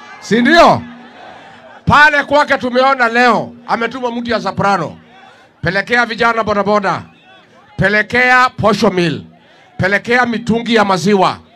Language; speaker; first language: Swahili; non-native, local second language; Kikuyu